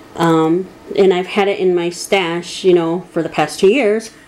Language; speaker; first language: English; native; English